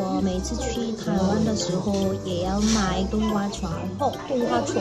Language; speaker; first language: Chinese; non-native, fluent; Korean